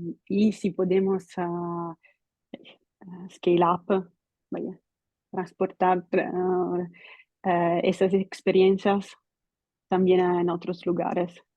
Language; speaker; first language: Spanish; non-native, fluent; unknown